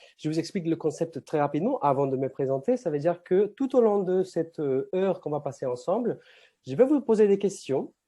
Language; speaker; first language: French; non-native, fluent; Spanish